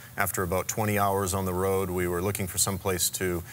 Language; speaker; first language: English; native; English